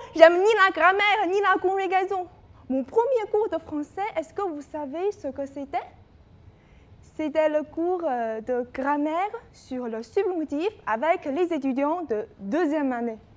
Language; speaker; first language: French; non-native, fluent; Chinese